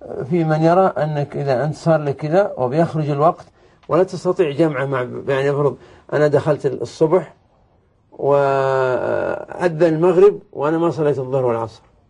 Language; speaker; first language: Arabic; native; Arabic